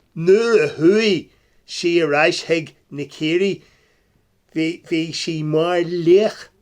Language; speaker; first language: Irish; non-native, local second language; English